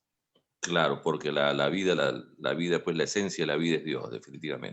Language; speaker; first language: Spanish; native; Spanish